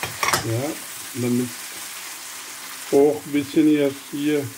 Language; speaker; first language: German; non-native, learner; Urdu